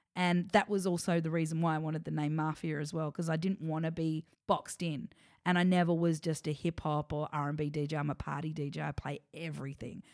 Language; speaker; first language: English; native; English